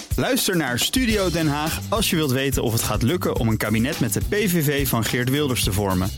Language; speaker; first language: Dutch; native; Dutch